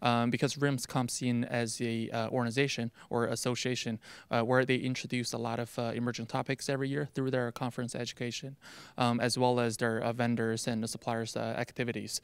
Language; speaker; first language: English; non-native, fluent; Chinese